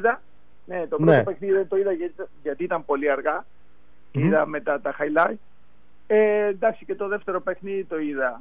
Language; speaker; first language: Greek; non-native, fluent; Spanish